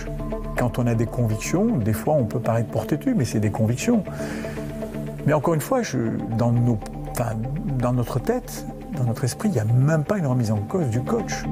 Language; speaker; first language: French; native; French